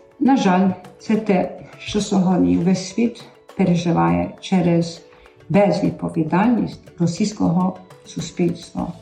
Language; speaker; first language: Ukrainian; early bilingual, heritage; Ukrainian